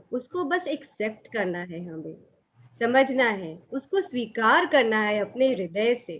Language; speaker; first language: Hindi; native; Hindi